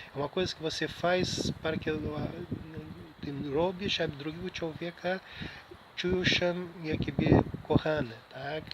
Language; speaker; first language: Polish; non-native, learner; Portuguese